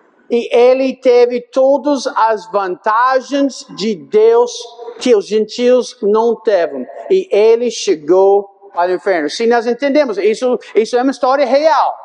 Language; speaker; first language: Portuguese; non-native, fluent; English